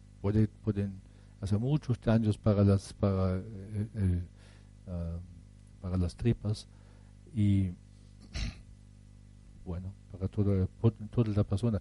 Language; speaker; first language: Spanish; non-native, fluent; German